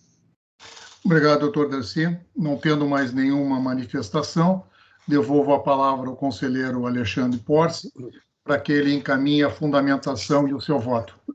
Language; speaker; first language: Portuguese; native; Portuguese